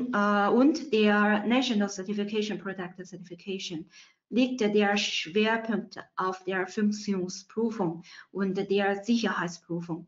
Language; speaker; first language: German; non-native, fluent; Chinese